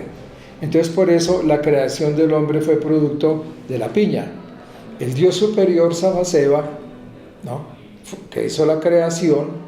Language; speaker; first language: Spanish; native; Spanish